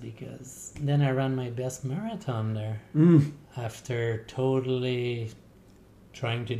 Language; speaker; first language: English; non-native, fluent; French